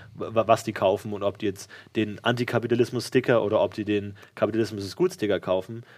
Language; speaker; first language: German; native; German